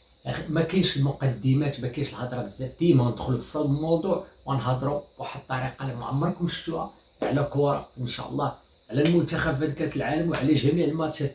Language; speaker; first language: Arabic; native; Arabic